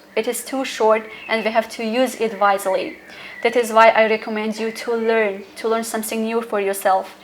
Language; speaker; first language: English; non-native, fluent; Tajik